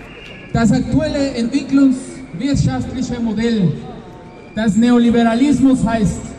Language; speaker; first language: German; non-native, fluent; Spanish